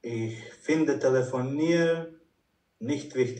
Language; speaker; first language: German; non-native, learner; Croatian